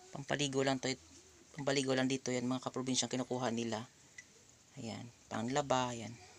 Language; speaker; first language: Filipino; non-native, local second language; Hiligaynon